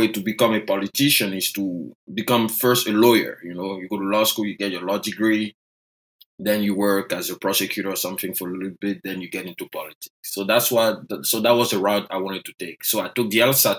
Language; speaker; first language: English; non-native, fluent; French